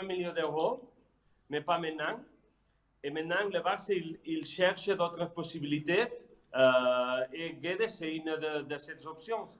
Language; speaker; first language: French; non-native, fluent; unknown